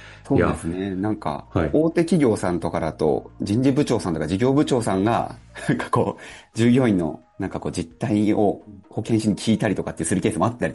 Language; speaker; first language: Japanese; native; Japanese